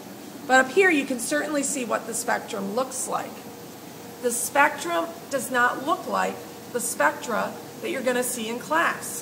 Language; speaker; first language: English; native; English